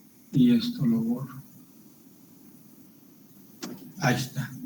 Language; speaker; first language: Spanish; native; Spanish